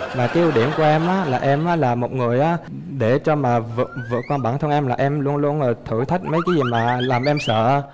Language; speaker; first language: Vietnamese; early bilingual, heritage; Vietnamese